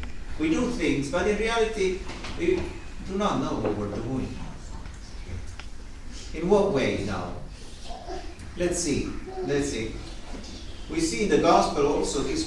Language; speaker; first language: English; non-native, fluent; Italian